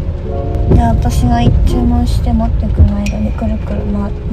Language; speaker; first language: Japanese; non-native, fluent; Korean